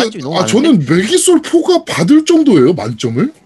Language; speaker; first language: Korean; native; Korean